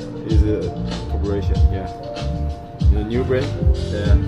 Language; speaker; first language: English; non-native, learner; Chinese